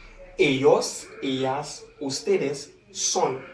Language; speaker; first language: Spanish; non-native, fluent; Haitian Creole